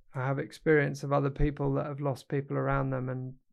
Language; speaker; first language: English; native; English